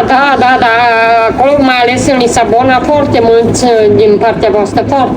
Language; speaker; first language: Romanian; non-native, fluent; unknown